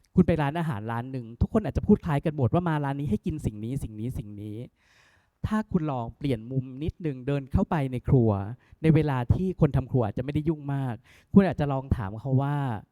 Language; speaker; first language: Thai; native; Thai